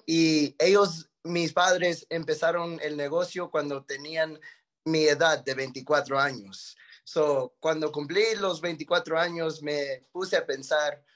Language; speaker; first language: Spanish; early bilingual, heritage; Spanish